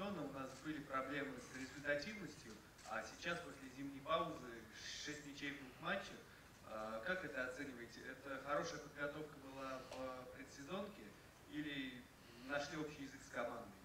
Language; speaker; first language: Russian; native; Russian